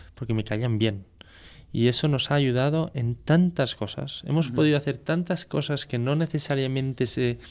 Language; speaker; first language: Spanish; non-native, fluent; French